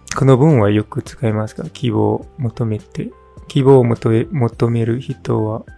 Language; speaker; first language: Japanese; non-native, learner; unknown